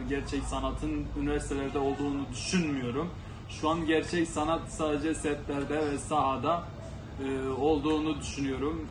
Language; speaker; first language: Turkish; non-native, local second language; Kurdish